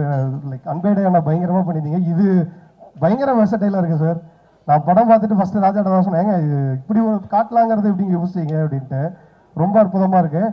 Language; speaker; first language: Tamil; native; Tamil